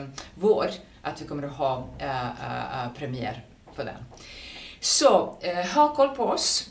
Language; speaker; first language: Swedish; non-native, fluent; Serbian